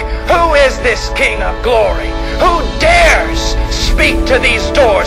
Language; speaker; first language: English; native; English